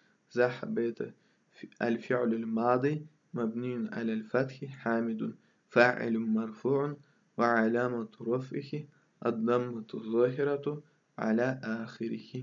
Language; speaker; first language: Arabic; non-native, fluent; Russian